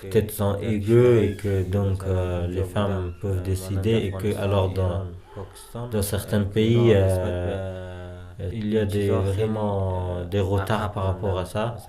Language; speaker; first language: French; non-native, fluent; Persian